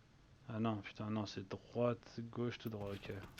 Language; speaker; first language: French; native; French